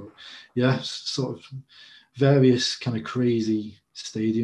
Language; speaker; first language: English; native; English